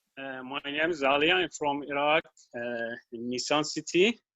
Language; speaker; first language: English; non-native, local second language; Arabic